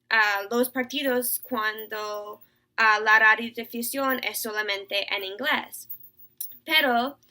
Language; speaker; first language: Spanish; non-native, learner; English